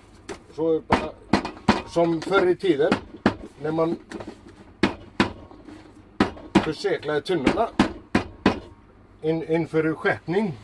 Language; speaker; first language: Swedish; native; Swedish